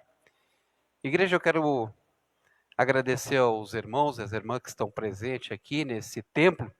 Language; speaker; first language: Portuguese; native; Portuguese